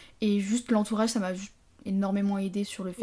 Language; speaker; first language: French; native; French